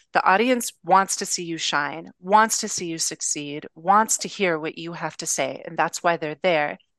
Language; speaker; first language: English; native; English